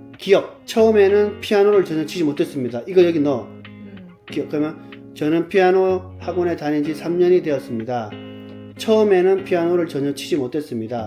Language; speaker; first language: Korean; native; Korean